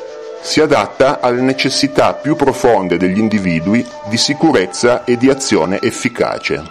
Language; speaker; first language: Italian; native; Italian